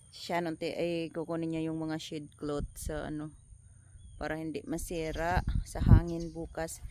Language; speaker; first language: Filipino; non-native, local second language; Masbatenyo